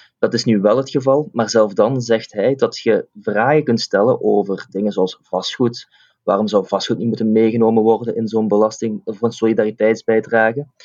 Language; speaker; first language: Dutch; native; Dutch